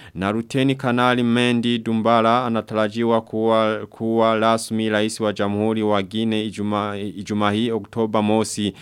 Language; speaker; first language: Swahili; non-native, local second language; Rundi